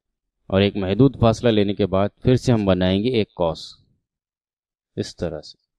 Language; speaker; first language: Urdu; native; Urdu